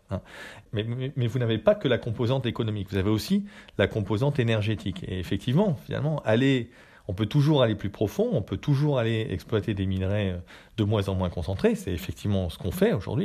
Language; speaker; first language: French; native; French